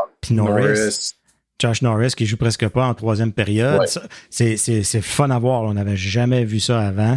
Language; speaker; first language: French; native; French